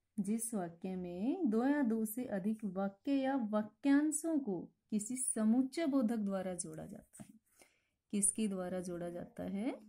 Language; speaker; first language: Hindi; native; Hindi